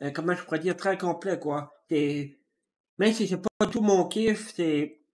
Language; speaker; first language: French; native; French